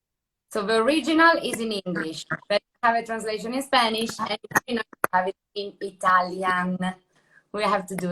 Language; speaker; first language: English; non-native, fluent; Italian